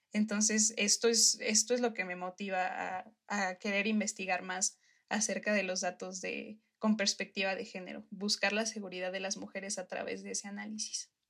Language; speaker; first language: Spanish; native; Spanish